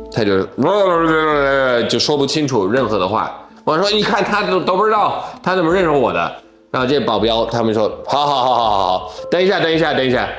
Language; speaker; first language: Chinese; non-native, fluent; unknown